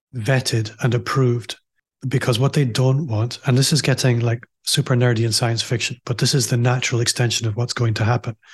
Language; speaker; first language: English; native; English